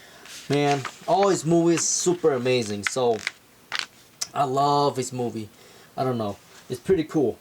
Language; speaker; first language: English; non-native, fluent; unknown